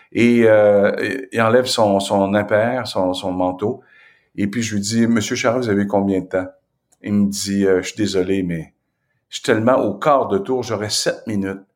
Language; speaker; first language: French; native; French